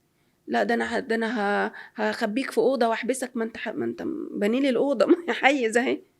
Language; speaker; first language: Arabic; native; Arabic